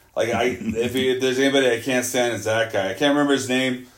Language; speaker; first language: English; native; English